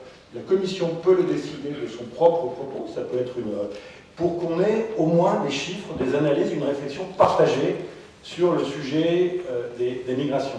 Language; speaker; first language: French; native; French